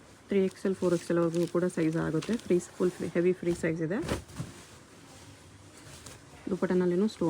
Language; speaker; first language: Kannada; native; Kannada